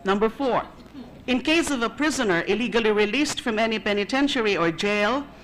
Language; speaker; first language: English; non-native, local second language; Filipino